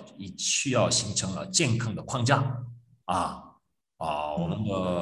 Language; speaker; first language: Chinese; non-native, fluent; Korean